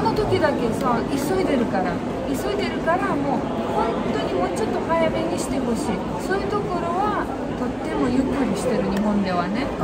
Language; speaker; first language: Japanese; non-native, fluent; Romanian